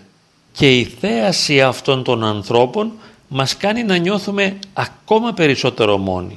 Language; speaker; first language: Greek; native; Greek